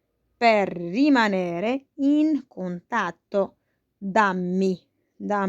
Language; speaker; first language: Italian; non-native, fluent; Arabic